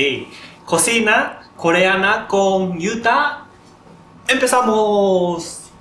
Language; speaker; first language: Spanish; non-native, learner; Japanese